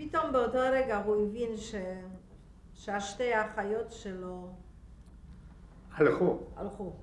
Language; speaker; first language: Hebrew; non-native, fluent; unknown